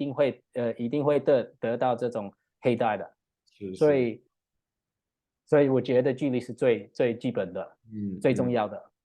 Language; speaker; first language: Chinese; non-native, learner; English